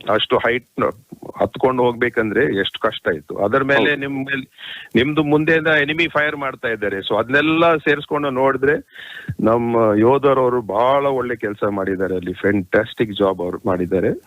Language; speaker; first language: Kannada; non-native, local second language; Kodava